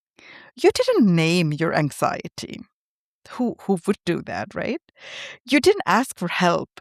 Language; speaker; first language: English; non-native, fluent; Tamil